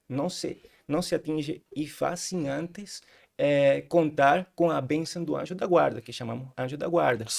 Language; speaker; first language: Portuguese; non-native, fluent; Spanish